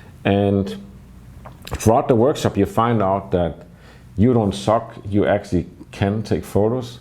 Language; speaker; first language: English; non-native, fluent; Danish